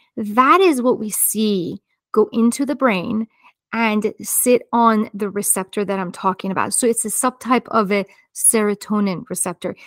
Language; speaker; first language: English; non-native, fluent; Persian